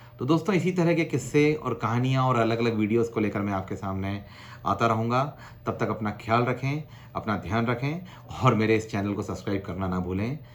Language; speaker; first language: Hindi; non-native, local second language; Gujarati